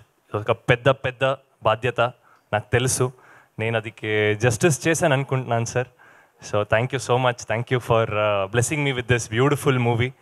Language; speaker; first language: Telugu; non-native, learner; Kannada